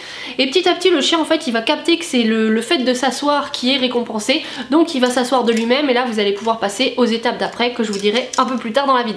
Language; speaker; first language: French; native; French